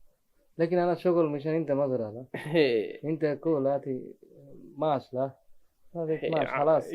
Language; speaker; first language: Arabic; non-native, learner; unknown